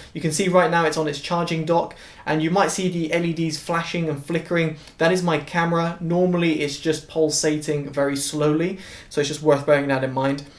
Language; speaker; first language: English; native; English